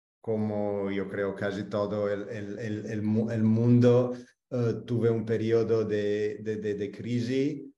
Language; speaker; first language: Spanish; non-native, fluent; Italian